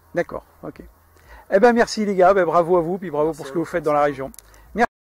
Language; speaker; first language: French; native; French